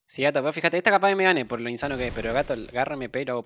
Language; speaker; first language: Spanish; native; Spanish